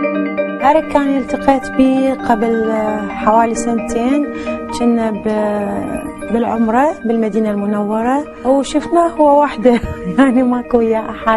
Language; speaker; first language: Arabic; native; Arabic